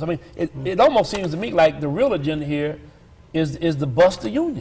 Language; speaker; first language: English; native; English